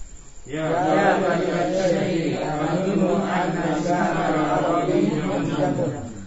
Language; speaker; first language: Arabic; non-native, learner; Indonesian